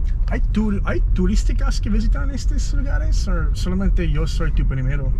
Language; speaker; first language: Spanish; non-native, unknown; English